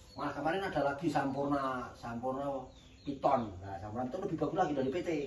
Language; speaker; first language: Indonesian; non-native, local second language; Javanese